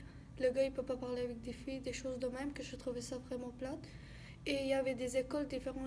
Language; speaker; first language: French; early bilingual, other home language; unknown